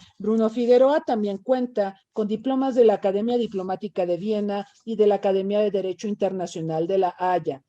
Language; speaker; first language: Spanish; native; Spanish